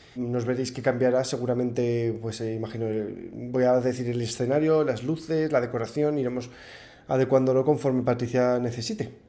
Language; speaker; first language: Spanish; native; Spanish